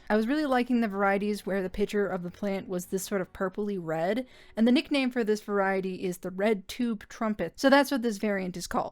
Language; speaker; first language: English; native; English